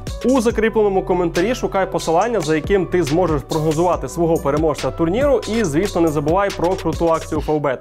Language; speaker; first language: Ukrainian; native; Ukrainian